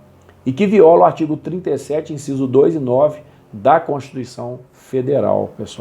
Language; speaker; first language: Portuguese; native; Portuguese